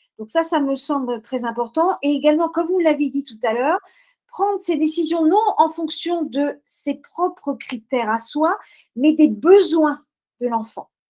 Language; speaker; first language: French; native; French